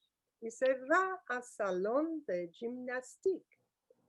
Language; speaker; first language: Spanish; non-native, learner; English